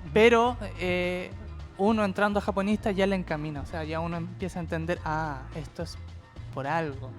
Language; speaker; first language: Spanish; native; Spanish